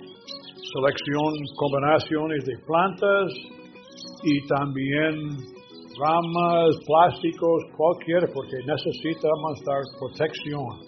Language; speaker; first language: Spanish; non-native, learner; English